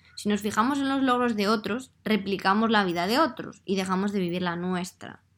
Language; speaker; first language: Spanish; native; Spanish